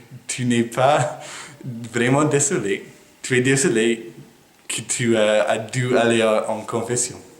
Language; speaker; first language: French; non-native, fluent; English